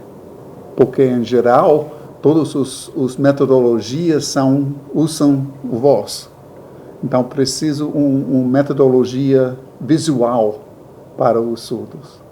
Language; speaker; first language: Portuguese; non-native, learner; English